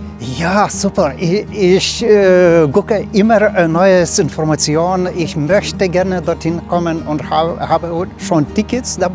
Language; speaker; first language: German; non-native, learner; Lithuanian